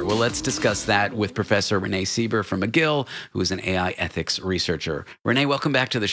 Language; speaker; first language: English; native; English